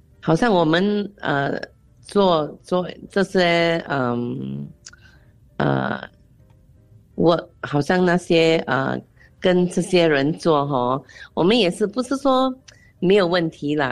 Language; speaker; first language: Chinese; non-native, local second language; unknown